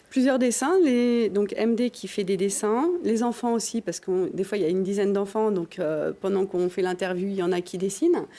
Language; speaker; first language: French; native; French